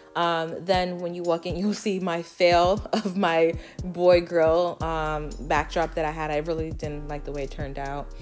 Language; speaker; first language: English; native; English